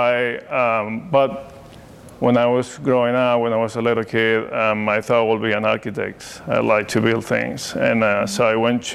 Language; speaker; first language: English; non-native, fluent; Spanish